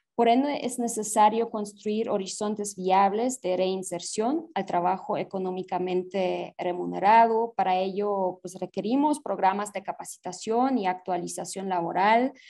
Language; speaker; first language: Spanish; non-native, fluent; German